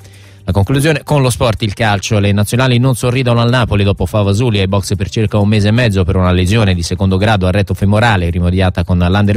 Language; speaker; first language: Italian; native; Italian